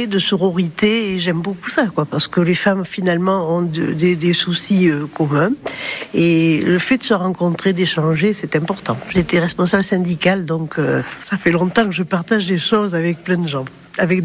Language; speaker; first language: French; native; French